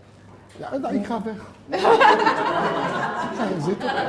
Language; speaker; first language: Dutch; non-native, learner; Hebrew